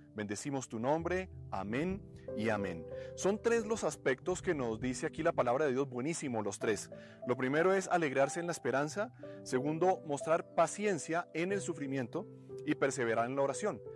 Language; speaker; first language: Spanish; native; Spanish